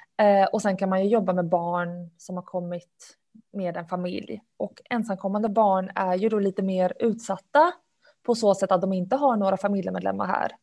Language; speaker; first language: Swedish; early bilingual, other home language; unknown